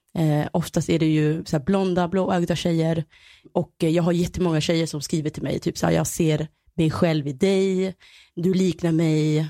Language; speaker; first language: Swedish; early bilingual, other home language; Somali